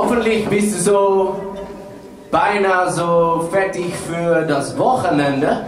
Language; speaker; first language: German; non-native, learner; Dutch